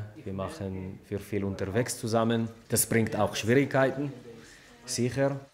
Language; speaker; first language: German; non-native, learner; Hebrew